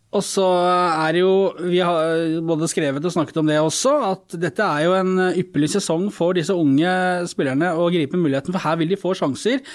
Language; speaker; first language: Norwegian; native; Norwegian